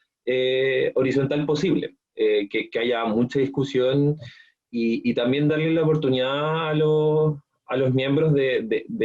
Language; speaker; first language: Spanish; native; Spanish